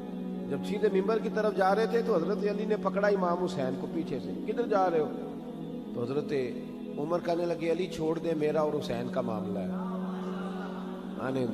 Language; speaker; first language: Urdu; native; Urdu